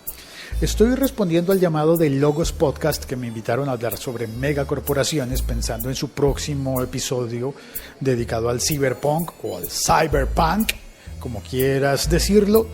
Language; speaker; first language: Spanish; native; Spanish